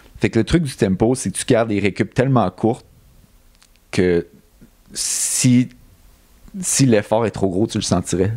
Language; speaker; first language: French; native; French